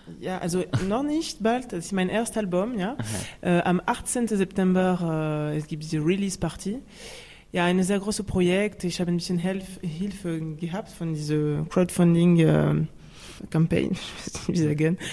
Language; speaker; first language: German; non-native, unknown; French